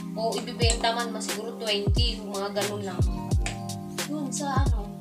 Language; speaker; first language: Filipino; non-native, local second language; Cebuano